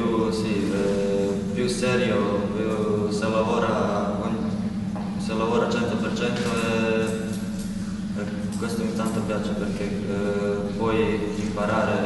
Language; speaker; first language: Italian; non-native, learner; Croatian